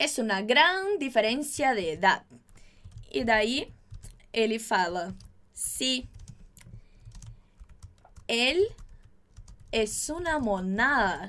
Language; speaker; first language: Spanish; non-native, fluent; Portuguese